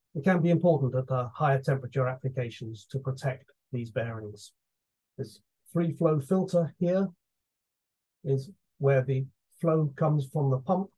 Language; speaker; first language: English; native; English